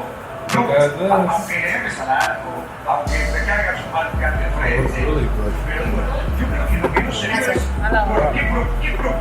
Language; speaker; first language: Spanish; native; Spanish